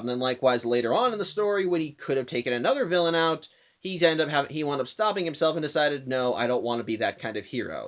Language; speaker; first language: English; native; English